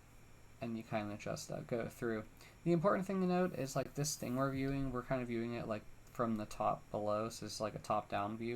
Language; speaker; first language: English; native; English